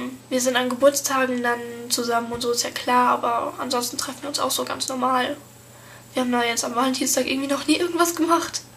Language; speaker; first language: German; native; German